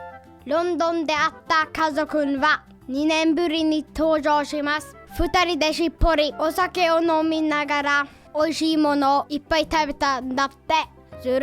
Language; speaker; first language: Japanese; early bilingual, heritage; Japanese